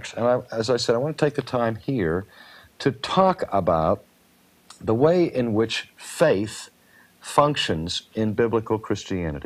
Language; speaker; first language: English; native; English